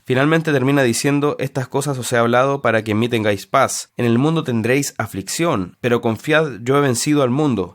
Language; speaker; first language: Spanish; native; Spanish